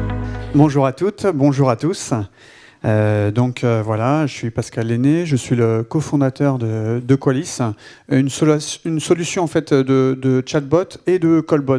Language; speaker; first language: French; native; French